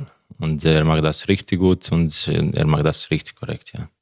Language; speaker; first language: German; non-native, learner; Croatian